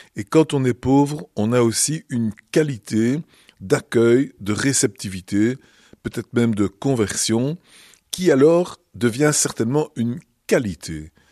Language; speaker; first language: French; native; French